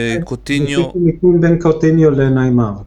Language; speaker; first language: Hebrew; native; Hebrew